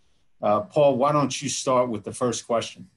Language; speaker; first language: English; native; English